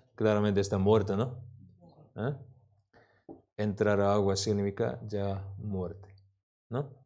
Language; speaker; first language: Spanish; non-native, learner; Korean